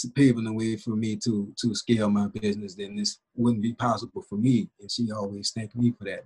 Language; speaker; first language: English; native; English